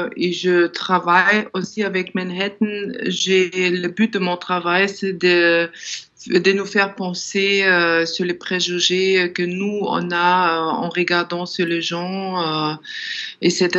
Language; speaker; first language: French; non-native, fluent; German